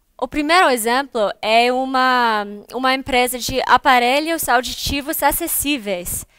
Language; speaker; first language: Portuguese; non-native, fluent; English